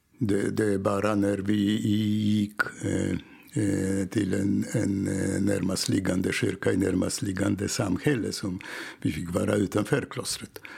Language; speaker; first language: Swedish; non-native, fluent; Polish